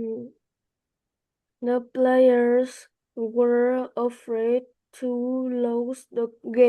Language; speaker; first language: English; non-native, learner; Vietnamese